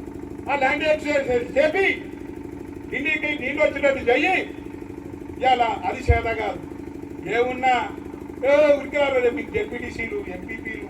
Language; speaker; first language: Telugu; native; Telugu